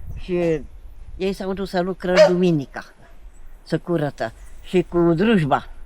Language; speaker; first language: Romanian; non-native, local second language; Czech